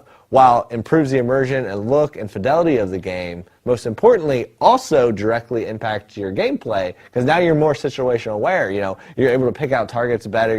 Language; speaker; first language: English; native; English